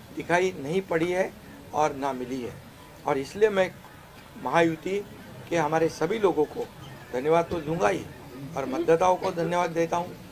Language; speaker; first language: Hindi; non-native, local second language; Marathi